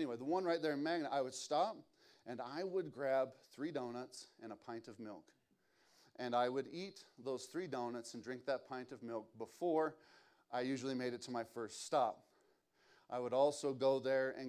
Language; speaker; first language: English; native; English